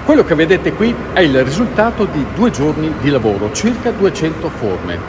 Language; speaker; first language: Italian; native; Italian